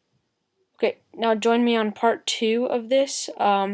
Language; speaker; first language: English; native; English